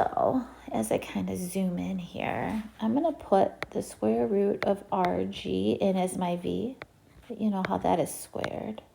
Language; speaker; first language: English; native; English